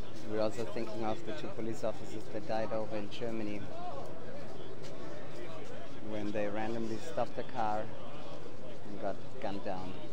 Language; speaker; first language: English; non-native, fluent; German